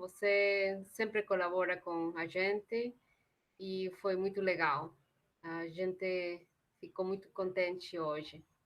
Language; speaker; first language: Portuguese; non-native, fluent; Spanish